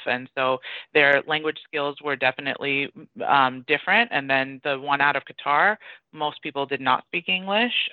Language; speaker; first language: English; early bilingual, other home language; Persian